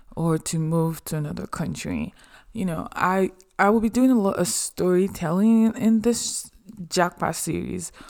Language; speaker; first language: English; non-native, local second language; Yoruba